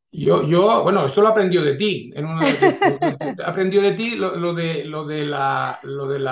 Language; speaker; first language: Spanish; early bilingual, heritage; French